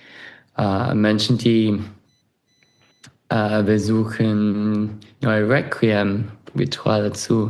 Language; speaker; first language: German; non-native, fluent; English